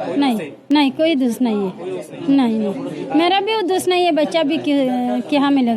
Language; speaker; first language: Hindi; non-native, local second language; Bangla